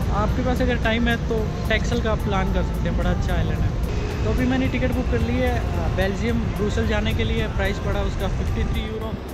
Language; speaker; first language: Hindi; native; Hindi